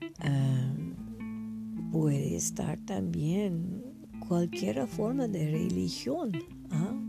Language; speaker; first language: Spanish; non-native, fluent; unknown